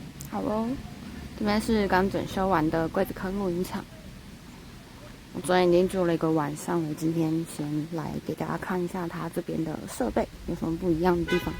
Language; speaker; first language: Chinese; native; Chinese